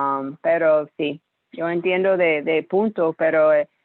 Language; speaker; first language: Spanish; non-native, learner; English